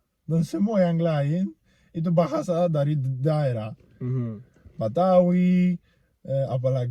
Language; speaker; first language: Indonesian; non-native, learner; Polish